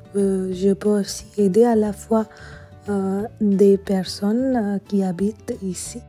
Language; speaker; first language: French; non-native, learner; Hindi